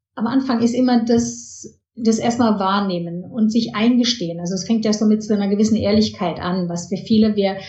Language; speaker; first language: German; early bilingual, heritage; German